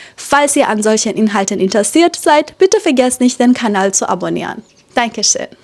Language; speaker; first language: German; non-native, fluent; Persian